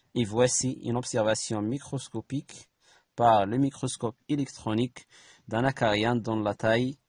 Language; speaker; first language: French; non-native, local second language; Arabic